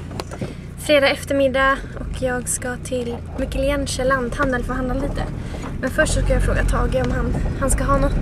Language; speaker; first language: Swedish; native; Swedish